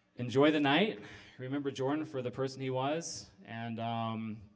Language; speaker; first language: English; native; English